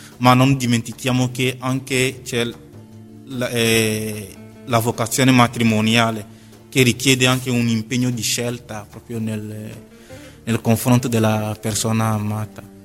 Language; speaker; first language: Italian; non-native, fluent; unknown